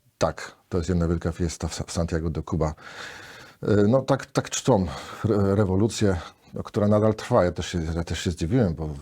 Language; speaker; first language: Polish; native; Polish